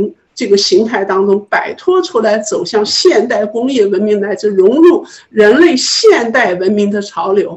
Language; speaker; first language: Chinese; native; Chinese